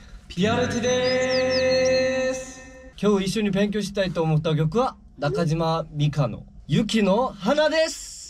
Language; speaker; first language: Japanese; non-native, fluent; Korean